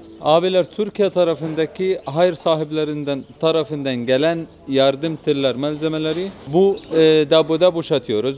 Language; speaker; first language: Turkish; non-native, fluent; Arabic